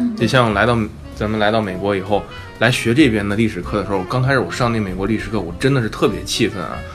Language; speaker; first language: Chinese; native; Chinese